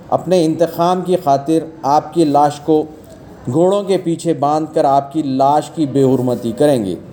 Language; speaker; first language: Urdu; native; Urdu